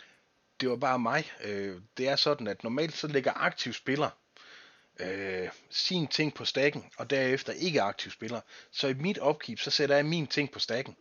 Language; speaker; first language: Danish; native; Danish